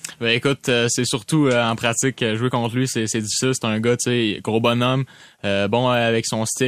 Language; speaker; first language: French; native; French